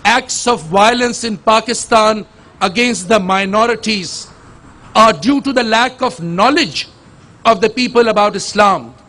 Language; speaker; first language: English; non-native, local second language; Urdu